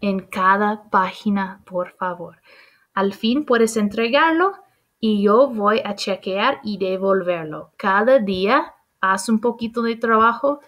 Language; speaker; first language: Spanish; non-native, fluent; English